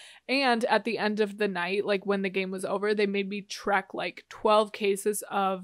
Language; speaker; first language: English; native; English